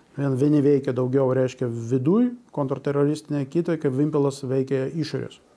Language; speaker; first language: Lithuanian; non-native, local second language; Russian